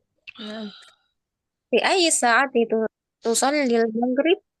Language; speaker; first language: Arabic; non-native, learner; Indonesian